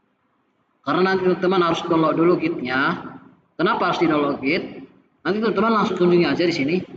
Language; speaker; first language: Indonesian; native; Indonesian